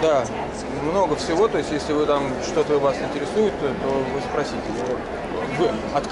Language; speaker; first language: Russian; native; Russian